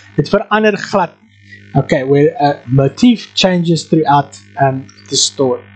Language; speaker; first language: English; non-native, local second language; Afrikaans